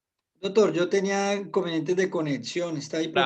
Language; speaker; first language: Spanish; native; Spanish